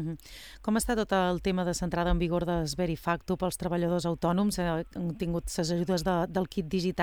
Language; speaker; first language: Catalan; native; Catalan